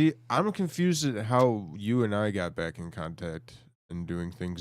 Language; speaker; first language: English; native; English